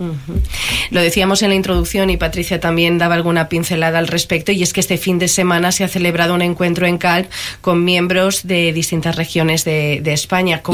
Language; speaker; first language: Spanish; native; Spanish